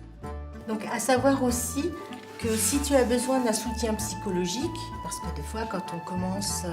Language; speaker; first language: French; native; French